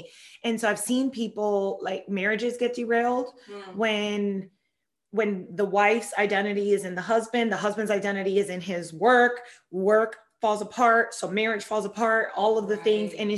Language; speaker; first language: English; non-native, fluent; Spanish